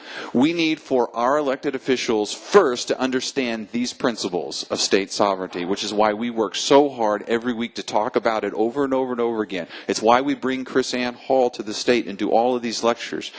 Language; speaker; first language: English; native; English